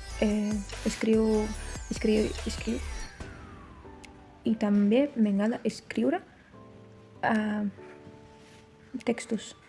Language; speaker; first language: Catalan; non-native, learner; Ukrainian